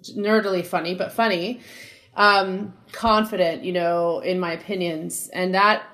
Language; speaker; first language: English; native; English